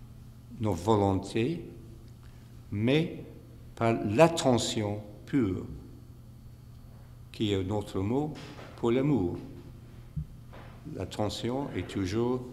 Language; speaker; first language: French; non-native, fluent; English